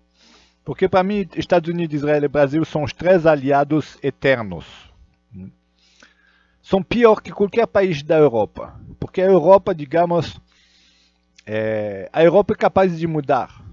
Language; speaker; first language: Portuguese; non-native, fluent; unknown